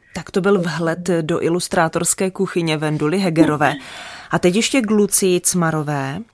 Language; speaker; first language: Czech; native; Czech